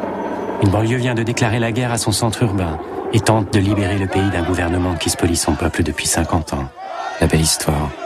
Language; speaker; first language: French; native; French